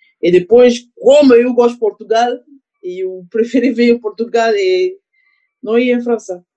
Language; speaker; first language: Portuguese; non-native, learner; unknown